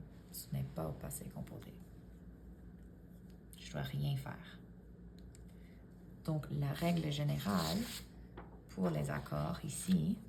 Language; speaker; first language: French; non-native, fluent; English